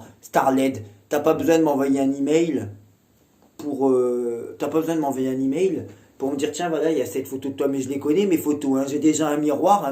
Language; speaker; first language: French; native; French